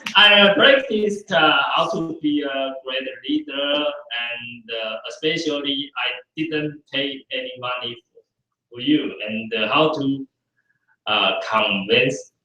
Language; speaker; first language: English; non-native, fluent; Chinese